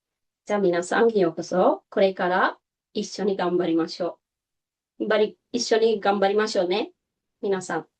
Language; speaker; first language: Japanese; non-native, fluent; Sinhala